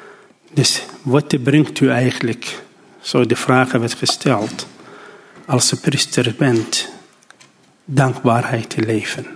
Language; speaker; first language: Dutch; non-native, learner; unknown